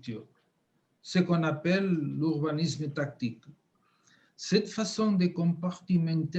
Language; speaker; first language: French; non-native, fluent; Spanish